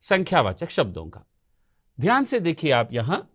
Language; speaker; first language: Hindi; non-native, local second language; Telugu